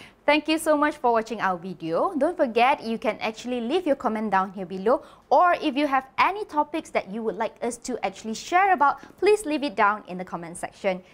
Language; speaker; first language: English; non-native, local second language; Malay